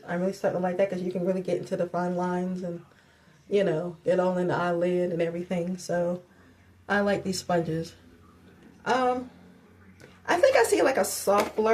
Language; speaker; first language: English; native; English